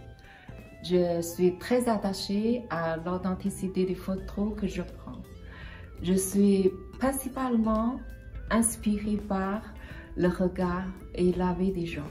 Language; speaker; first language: French; non-native, fluent; Chinese